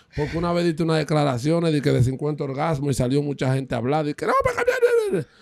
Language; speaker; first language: Spanish; native; Spanish